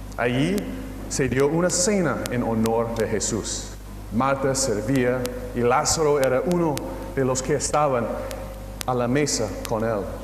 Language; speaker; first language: Spanish; non-native, fluent; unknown